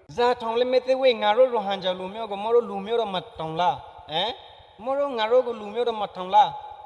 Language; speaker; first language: Burmese; native; Burmese